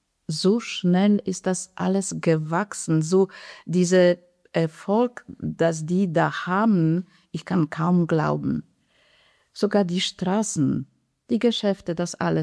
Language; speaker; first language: German; non-native, fluent; Polish